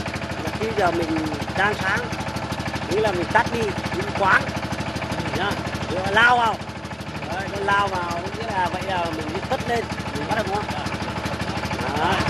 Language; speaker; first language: Vietnamese; native; Vietnamese